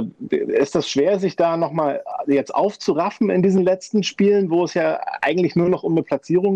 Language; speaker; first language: German; native; German